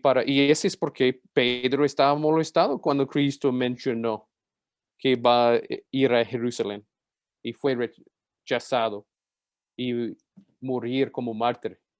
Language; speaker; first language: Spanish; non-native, fluent; English